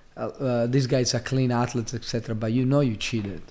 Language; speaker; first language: English; non-native, fluent; Italian